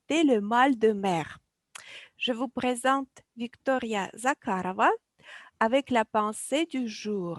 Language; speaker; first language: French; non-native, fluent; Russian